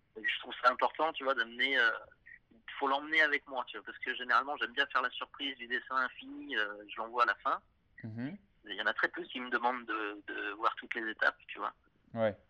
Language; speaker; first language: French; native; French